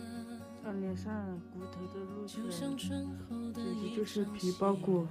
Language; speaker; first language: Chinese; non-native, local second language; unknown